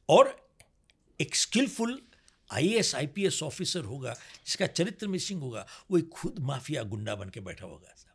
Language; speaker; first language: Hindi; native; Hindi